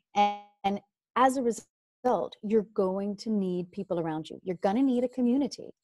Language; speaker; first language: English; native; English